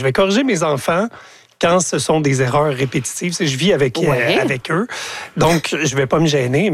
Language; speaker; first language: French; native; French